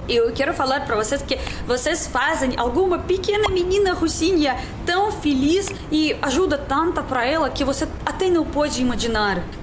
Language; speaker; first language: Portuguese; non-native, learner; Russian